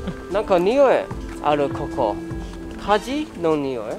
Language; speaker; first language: Japanese; non-native, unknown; English